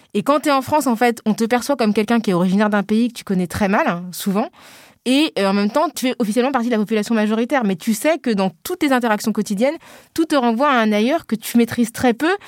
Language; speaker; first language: French; early bilingual, other home language; Wolof